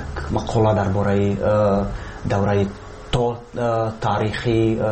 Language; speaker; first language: Persian; non-native, fluent; Czech